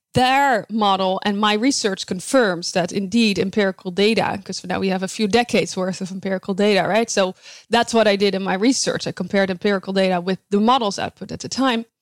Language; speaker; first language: English; non-native, fluent; Dutch